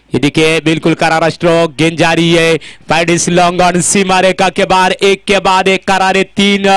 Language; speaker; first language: Hindi; non-native, local second language; Marathi